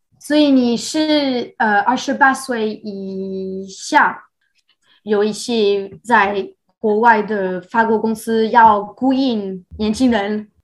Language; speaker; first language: Chinese; non-native, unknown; French